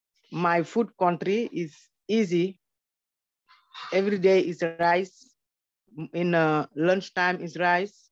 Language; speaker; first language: English; non-native, learner; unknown